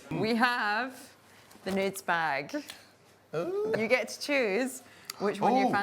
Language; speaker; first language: English; native; English